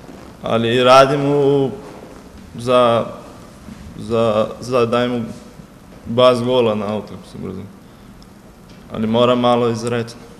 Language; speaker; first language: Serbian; non-native, learner; Portuguese